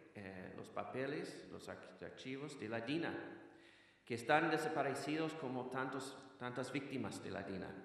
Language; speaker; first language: Spanish; non-native, fluent; English